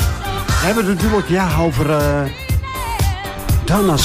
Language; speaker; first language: Dutch; native; Dutch